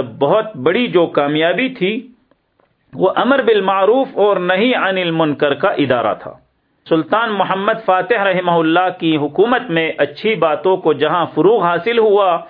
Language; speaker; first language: Urdu; native; Urdu